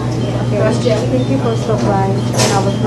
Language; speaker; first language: English; non-native, learner; Indonesian